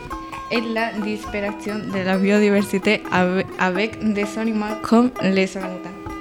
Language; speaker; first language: French; non-native, learner; Spanish